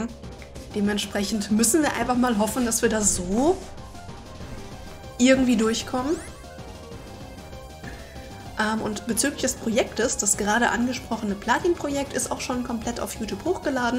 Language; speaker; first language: German; native; German